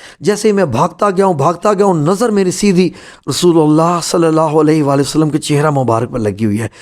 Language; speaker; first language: Urdu; non-native, local second language; Punjabi